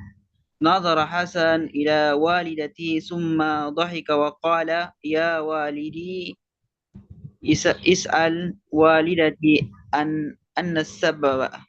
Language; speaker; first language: Arabic; non-native, learner; Indonesian